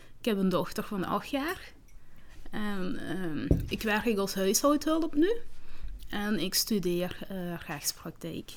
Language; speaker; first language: Dutch; early bilingual, other home language; Kinyarwanda